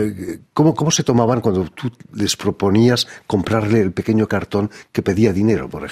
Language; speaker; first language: Spanish; native; Spanish